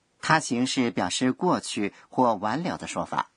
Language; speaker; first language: Chinese; non-native, fluent; Japanese